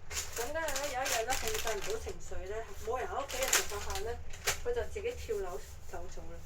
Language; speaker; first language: Cantonese; native; Cantonese